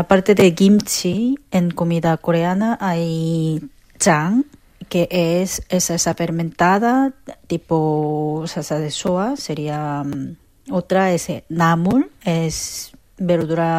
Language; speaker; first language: Spanish; non-native, learner; Korean